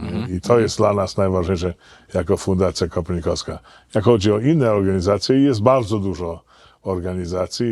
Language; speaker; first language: Polish; early bilingual, heritage; Polish